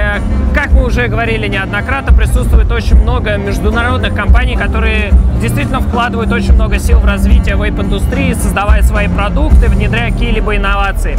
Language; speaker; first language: Russian; native; Russian